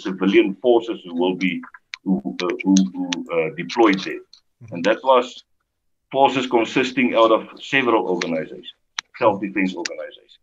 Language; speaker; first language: English; non-native, local second language; Afrikaans